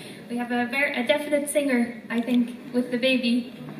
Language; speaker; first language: English; native; English